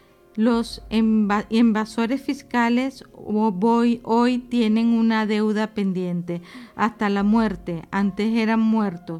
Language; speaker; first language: Spanish; native; Spanish